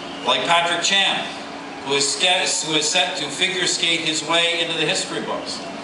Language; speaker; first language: English; native; English